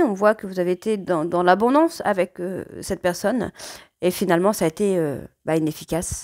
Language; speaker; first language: French; native; French